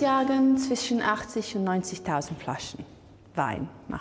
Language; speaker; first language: German; non-native, learner; Italian